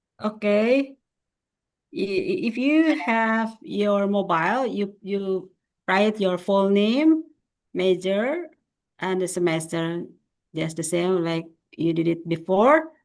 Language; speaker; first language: English; non-native, fluent; Indonesian